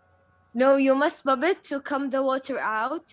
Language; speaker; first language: English; non-native, learner; Arabic